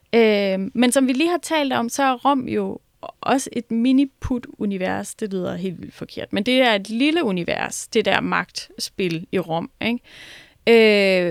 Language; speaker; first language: Danish; native; Danish